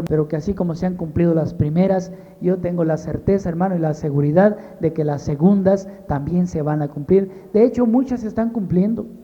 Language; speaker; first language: Spanish; native; Spanish